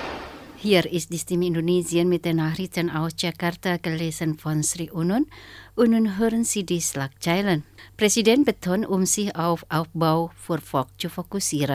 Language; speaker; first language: German; non-native, fluent; Indonesian